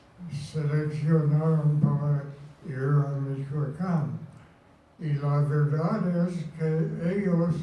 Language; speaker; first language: Spanish; non-native, fluent; English